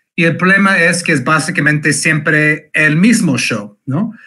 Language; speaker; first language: Spanish; non-native, fluent; English